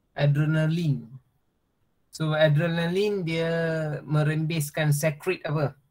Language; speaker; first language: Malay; non-native, local second language; Tamil